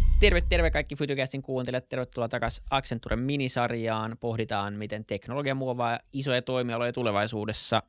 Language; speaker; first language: Finnish; native; Finnish